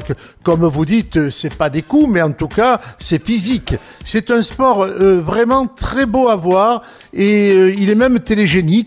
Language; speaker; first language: French; native; French